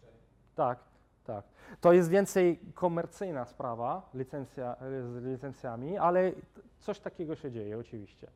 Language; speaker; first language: Polish; non-native, fluent; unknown